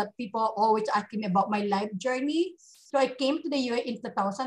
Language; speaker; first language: English; non-native, local second language; Hiligaynon